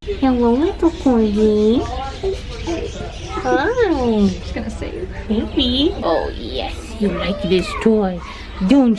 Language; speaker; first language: English; native; English